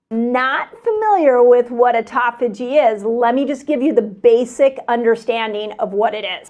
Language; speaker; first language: English; native; English